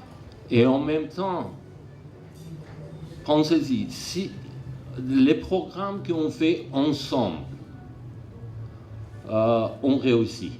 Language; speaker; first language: French; non-native, learner; Armenian